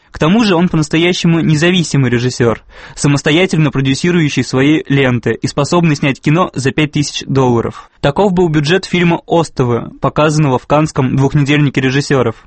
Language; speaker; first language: Russian; native; Russian